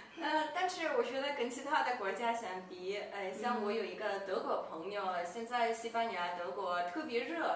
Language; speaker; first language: Chinese; non-native, fluent; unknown